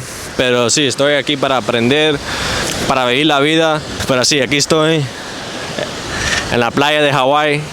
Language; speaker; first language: Spanish; early bilingual, heritage; English